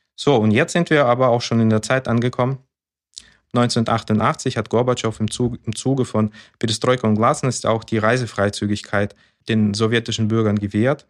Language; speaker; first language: German; early bilingual, other home language; Russian